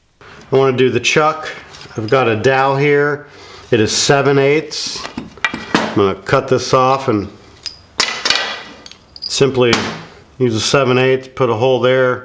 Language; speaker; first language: English; native; English